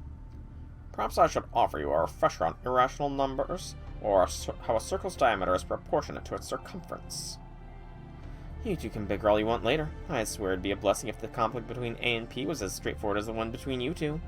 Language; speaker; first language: English; native; English